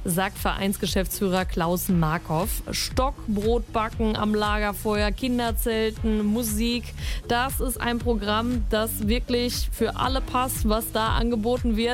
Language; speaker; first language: German; native; German